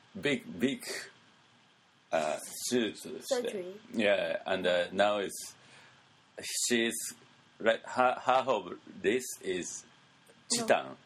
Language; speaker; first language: English; non-native, learner; Japanese